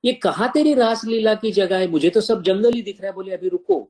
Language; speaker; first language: Hindi; non-native, local second language; Marathi